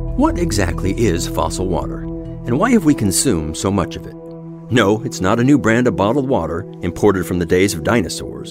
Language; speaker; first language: English; native; English